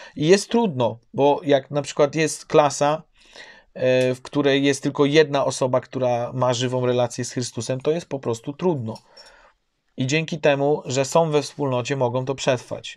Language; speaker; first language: Polish; native; Polish